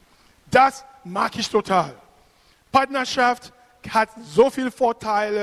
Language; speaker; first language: German; non-native, fluent; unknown